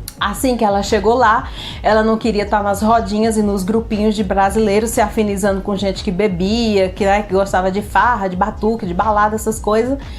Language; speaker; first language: Portuguese; native; Portuguese